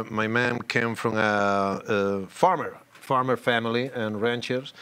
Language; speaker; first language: English; non-native, learner; Spanish